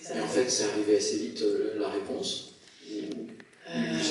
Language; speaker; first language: French; native; French